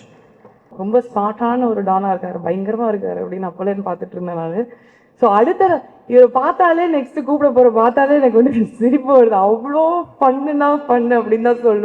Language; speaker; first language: Tamil; native; Tamil